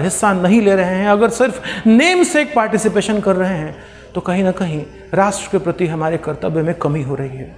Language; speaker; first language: Hindi; native; Hindi